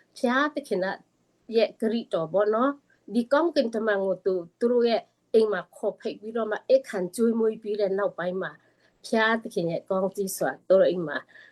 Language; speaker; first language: Burmese; non-native, local second language; Tedim Chin